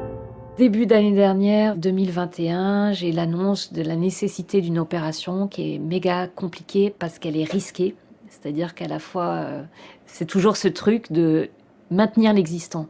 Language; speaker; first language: French; native; French